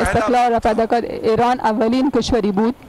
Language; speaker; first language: Persian; non-native, learner; Urdu